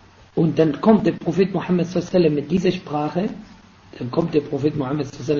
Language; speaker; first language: German; non-native, fluent; Arabic